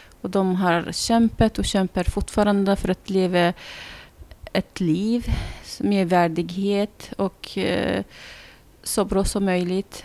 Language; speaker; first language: Swedish; non-native, fluent; Arabic